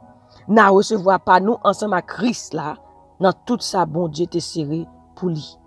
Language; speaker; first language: French; non-native, local second language; Haitian Creole